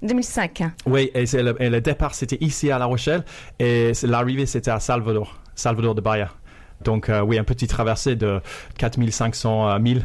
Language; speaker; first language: French; non-native, fluent; English